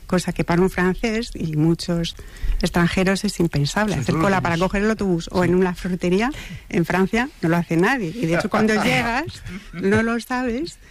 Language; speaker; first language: Spanish; non-native, fluent; French